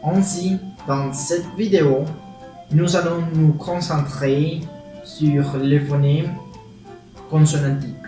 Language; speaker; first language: French; non-native, learner; Spanish